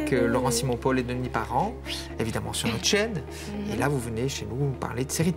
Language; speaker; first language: French; native; French